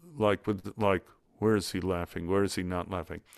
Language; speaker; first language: English; native; English